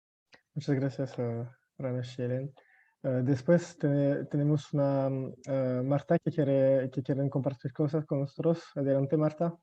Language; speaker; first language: Spanish; non-native, fluent; French